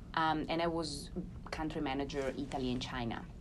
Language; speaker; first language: English; non-native, fluent; Italian